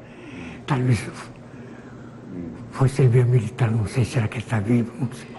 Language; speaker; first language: Portuguese; non-native, fluent; Korean